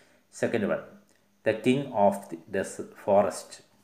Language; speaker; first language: English; non-native, local second language; Malayalam